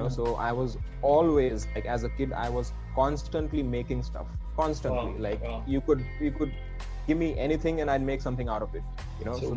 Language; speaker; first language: English; non-native, local second language; Gujarati